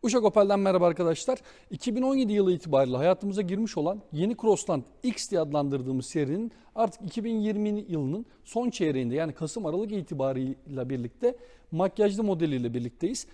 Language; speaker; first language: Turkish; native; Turkish